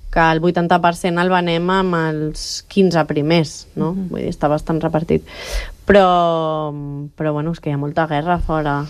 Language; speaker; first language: Catalan; native; Catalan